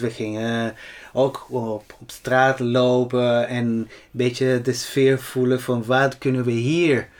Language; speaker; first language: Dutch; non-native, fluent; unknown